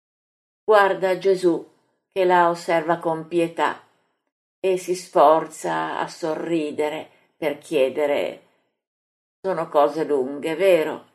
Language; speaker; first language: Italian; native; Italian